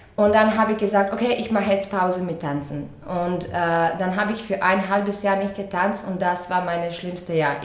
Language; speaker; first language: German; non-native, fluent; Croatian